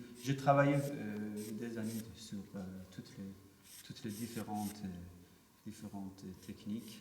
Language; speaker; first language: French; non-native, learner; Persian